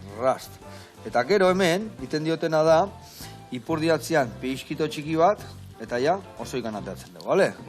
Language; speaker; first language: Basque; native; Basque